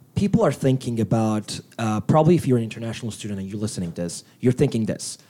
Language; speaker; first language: English; non-native, fluent; Turkish